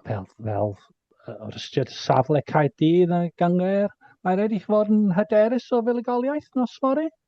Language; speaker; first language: Welsh; non-native, fluent; English